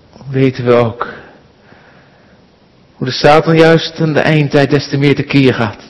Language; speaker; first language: Dutch; native; Dutch